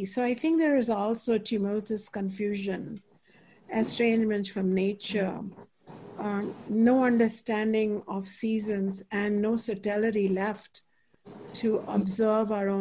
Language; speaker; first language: English; non-native, local second language; Hindi